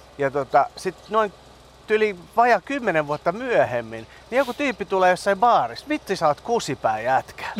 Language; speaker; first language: Finnish; early bilingual, other home language; Persian